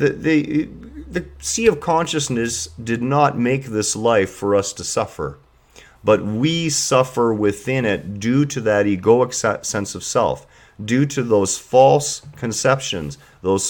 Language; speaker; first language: English; native; English